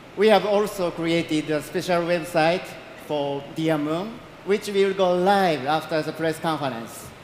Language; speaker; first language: English; non-native, learner; Japanese